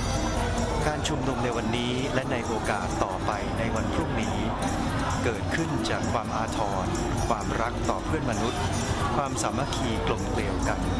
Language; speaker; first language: Thai; native; Thai